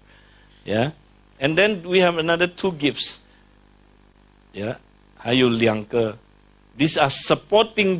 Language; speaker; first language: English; non-native, fluent; Indonesian